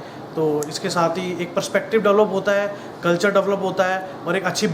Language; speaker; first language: Hindi; native; Hindi